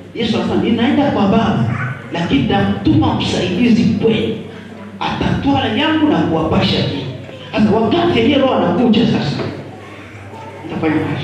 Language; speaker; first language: Swahili; native; Swahili